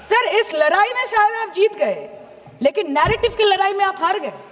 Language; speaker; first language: Hindi; non-native, local second language; Bangla